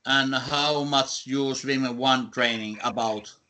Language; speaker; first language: English; non-native, learner; Finnish